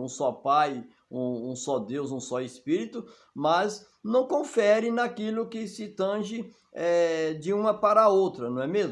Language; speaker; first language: Portuguese; native; Portuguese